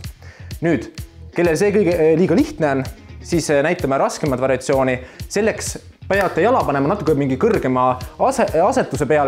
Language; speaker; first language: Estonian; native; Estonian